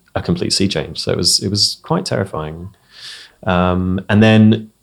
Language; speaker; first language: English; native; English